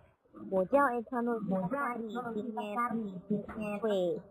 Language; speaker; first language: Chinese; non-native, learner; Indonesian